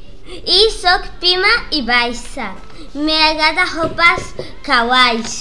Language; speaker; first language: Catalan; non-native, learner; Portuguese